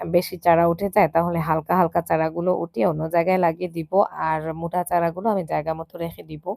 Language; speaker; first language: Bangla; non-native, local second language; Sylheti